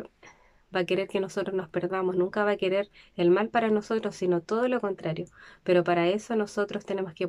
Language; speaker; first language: Spanish; native; Spanish